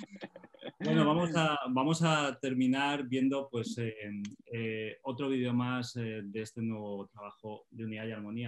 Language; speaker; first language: Spanish; native; Spanish